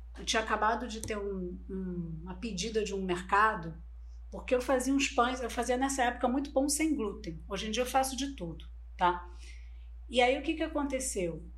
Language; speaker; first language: Portuguese; non-native, local second language; Spanish